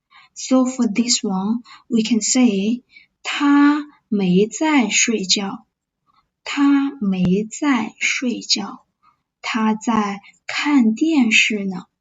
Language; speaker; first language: Chinese; non-native, fluent; English